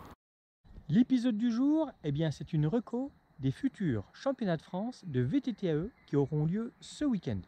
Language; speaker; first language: French; native; French